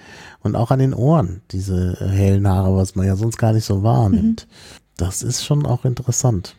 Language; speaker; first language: German; native; German